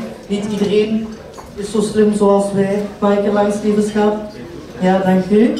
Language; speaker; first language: Dutch; native; Dutch